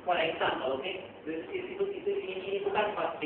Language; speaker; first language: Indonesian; non-native, learner; Hindi